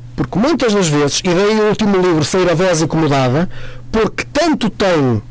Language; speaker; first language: Portuguese; native; Portuguese